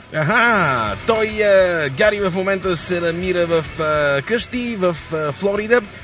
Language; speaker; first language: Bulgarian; native; Bulgarian